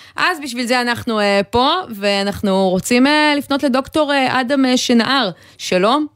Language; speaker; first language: Hebrew; native; Hebrew